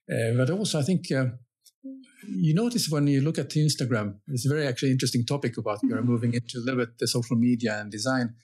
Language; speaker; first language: English; non-native, fluent; Finnish